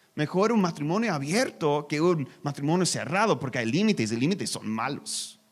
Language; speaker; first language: Spanish; non-native, learner; English